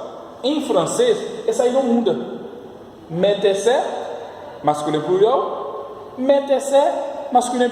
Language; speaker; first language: Portuguese; non-native, fluent; French